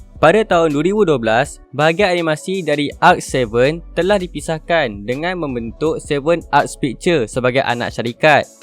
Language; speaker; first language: Malay; native; Malay